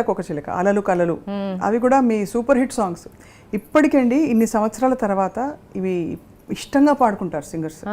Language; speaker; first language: Telugu; native; Telugu